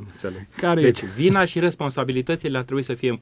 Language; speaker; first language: Romanian; native; Romanian